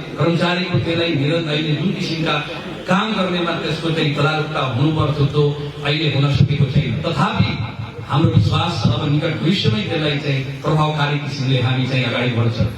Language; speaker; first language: Nepali; non-native, local second language; Bhojpuri